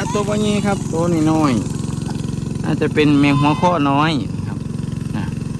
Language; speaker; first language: Thai; non-native, local second language; Northeastern Thai